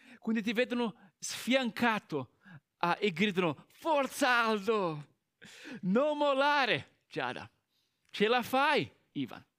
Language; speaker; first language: Italian; non-native, fluent; Portuguese